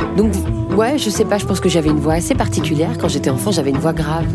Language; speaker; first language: French; native; French